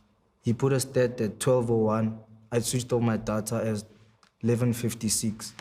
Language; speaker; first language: English; non-native, local second language; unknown